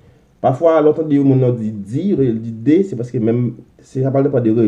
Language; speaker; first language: French; non-native, local second language; Haitian Creole